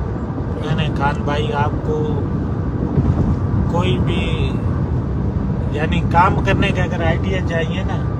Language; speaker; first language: Hindi; non-native, local second language; Sindhi